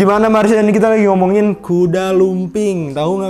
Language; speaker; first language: Indonesian; native; Indonesian